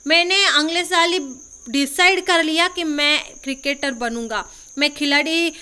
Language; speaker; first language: Hindi; non-native, local second language; Marathi